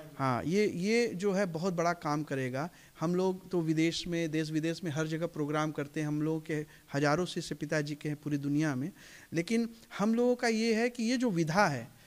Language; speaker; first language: Hindi; native; Hindi